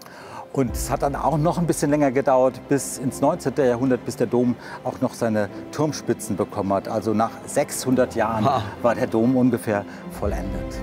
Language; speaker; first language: German; native; German